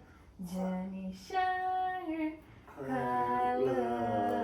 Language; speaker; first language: Chinese; non-native, learner; Filipino